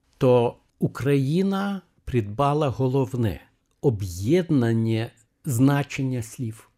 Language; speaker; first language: Ukrainian; non-native, fluent; Lithuanian